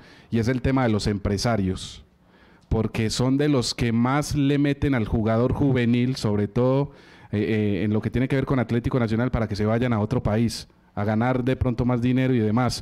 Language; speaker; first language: Spanish; native; Spanish